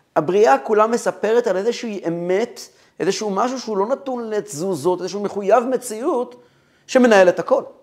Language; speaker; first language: Hebrew; non-native, fluent; Russian